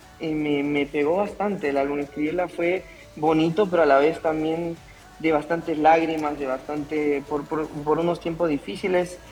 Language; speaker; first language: Spanish; native; Spanish